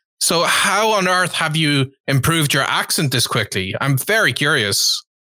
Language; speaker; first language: English; native; English